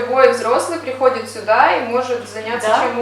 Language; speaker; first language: Russian; native; Russian